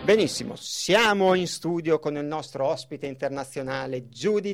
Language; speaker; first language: Italian; native; Italian